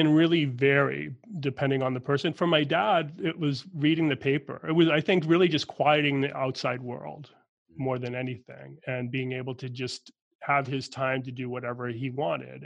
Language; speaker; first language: English; native; English